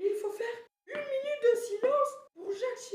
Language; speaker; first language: French; native; French